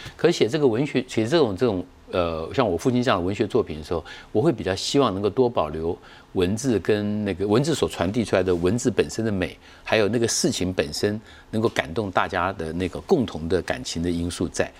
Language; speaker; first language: Chinese; native; Chinese